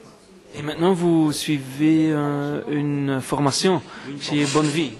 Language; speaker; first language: French; non-native, local second language; Dutch